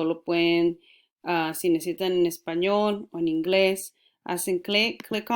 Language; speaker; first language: Spanish; early bilingual, heritage; Spanish